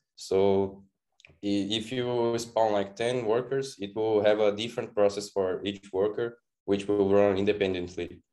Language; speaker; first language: English; non-native, fluent; Portuguese